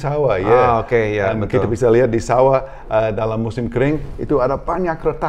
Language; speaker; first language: Indonesian; non-native, learner; English